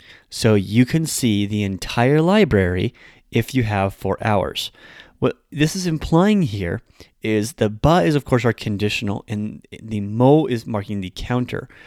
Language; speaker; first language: English; native; English